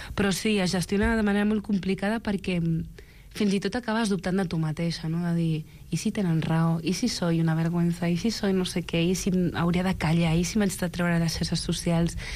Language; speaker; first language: Catalan; early bilingual, other home language; Arabic